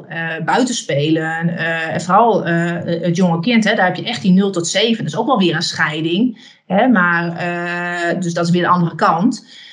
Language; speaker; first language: Dutch; native; Dutch